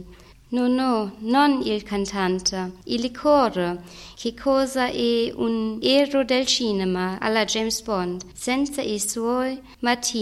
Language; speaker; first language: Italian; non-native, learner; German